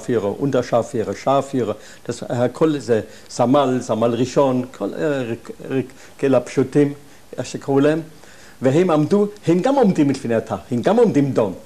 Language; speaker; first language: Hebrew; non-native, fluent; German